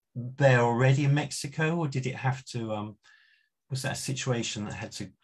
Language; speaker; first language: English; native; English